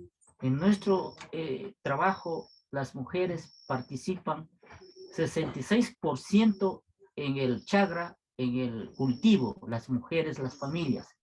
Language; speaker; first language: Spanish; non-native, local second language; Quechua